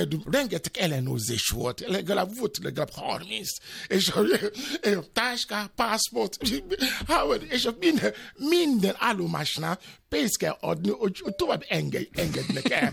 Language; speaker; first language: Hungarian; non-native, fluent; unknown